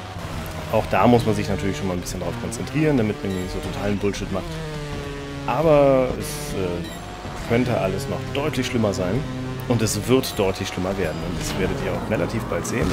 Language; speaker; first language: German; native; German